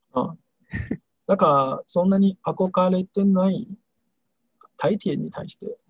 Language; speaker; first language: Japanese; non-native, fluent; Chinese